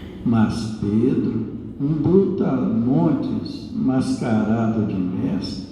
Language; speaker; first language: Portuguese; native; Portuguese